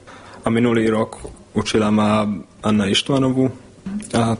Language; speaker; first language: Slovak; non-native, learner; Hungarian